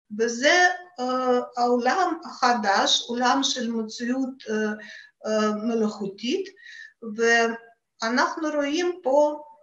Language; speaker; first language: Hebrew; non-native, fluent; Russian